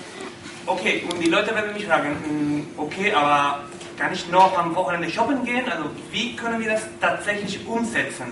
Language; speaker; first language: German; non-native, learner; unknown